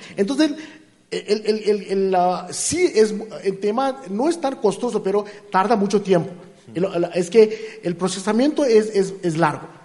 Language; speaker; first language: Spanish; non-native, fluent; Hindi